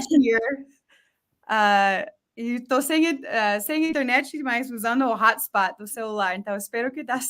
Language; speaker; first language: Portuguese; non-native, fluent; English